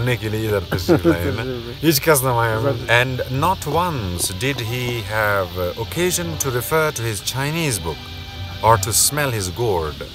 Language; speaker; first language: English; non-native, local second language; Hazaragi